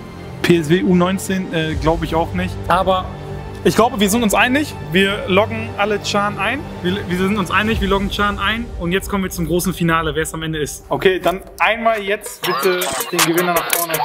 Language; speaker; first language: German; native; German